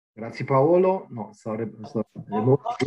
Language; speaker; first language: Italian; non-native, fluent; German